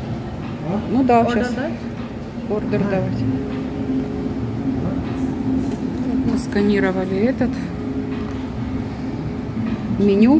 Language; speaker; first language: Russian; native; Russian